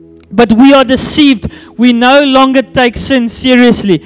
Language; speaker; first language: English; non-native, local second language; Afrikaans